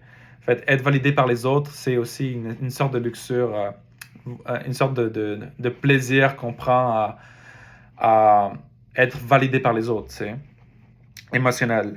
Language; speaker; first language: French; native; French